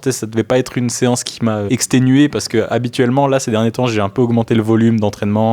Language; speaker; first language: French; native; French